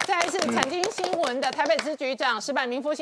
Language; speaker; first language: Chinese; native; Chinese